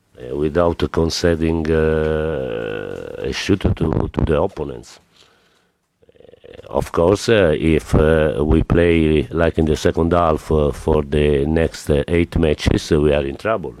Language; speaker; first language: English; non-native, fluent; Italian